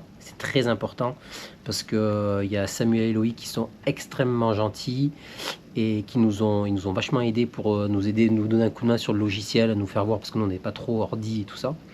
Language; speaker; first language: French; native; French